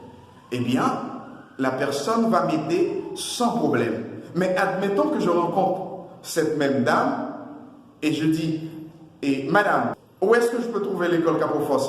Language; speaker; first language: French; non-native, local second language; Haitian Creole